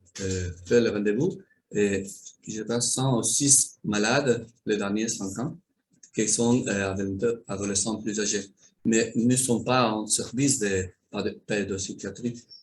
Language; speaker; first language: French; non-native, learner; Spanish